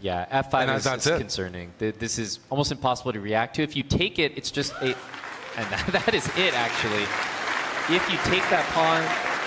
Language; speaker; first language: English; native; English